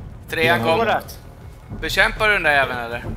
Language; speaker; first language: Swedish; native; Swedish